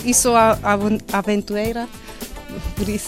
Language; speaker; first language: Portuguese; non-native, fluent; Swiss German